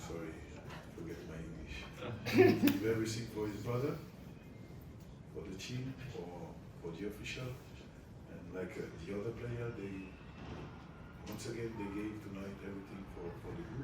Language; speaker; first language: English; non-native, fluent; French